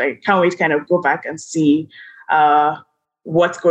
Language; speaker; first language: English; non-native, local second language; Yoruba